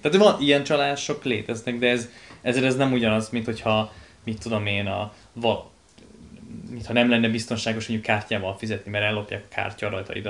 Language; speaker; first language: Hungarian; native; Hungarian